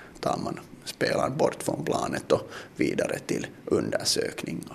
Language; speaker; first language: Swedish; non-native, local second language; Finnish